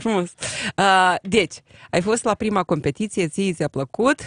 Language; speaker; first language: Romanian; native; Romanian